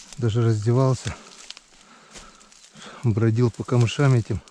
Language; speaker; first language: Russian; native; Russian